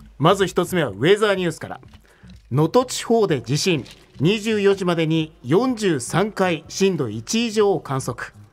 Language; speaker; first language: Japanese; native; Japanese